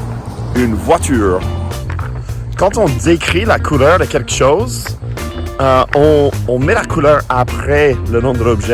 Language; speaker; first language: French; non-native, fluent; English